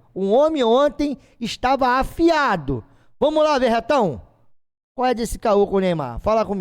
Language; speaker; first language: Portuguese; native; Portuguese